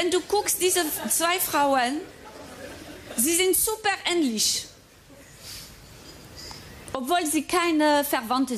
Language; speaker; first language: German; non-native, fluent; French